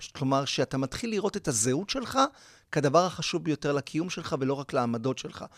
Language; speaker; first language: Hebrew; early bilingual, other home language; Spanish